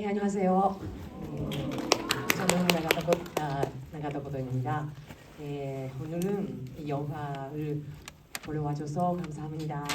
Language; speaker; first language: Korean; non-native, learner; Japanese